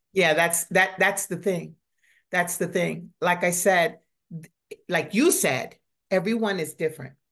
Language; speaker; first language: English; native; English